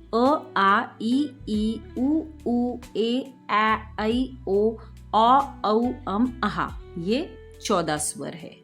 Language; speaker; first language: Hindi; non-native, local second language; Marathi